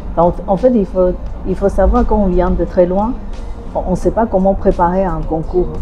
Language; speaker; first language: French; non-native, fluent; Chinese